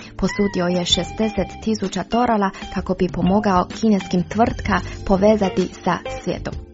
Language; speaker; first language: Croatian; non-native, fluent; Chinese